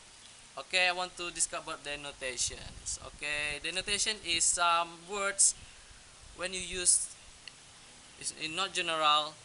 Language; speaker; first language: English; non-native, learner; Indonesian